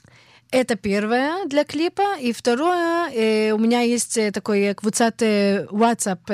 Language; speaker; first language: Russian; early bilingual, heritage; Russian